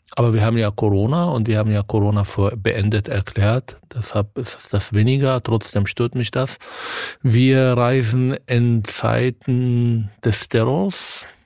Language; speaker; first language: German; non-native, fluent; Arabic